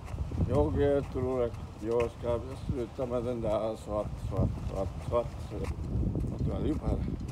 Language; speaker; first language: Swedish; non-native, learner; Spanish